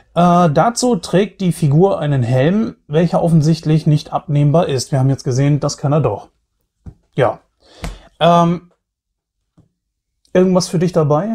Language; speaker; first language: German; native; German